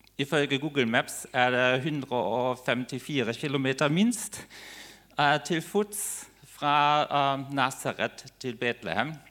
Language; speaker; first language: Norwegian; non-native, fluent; German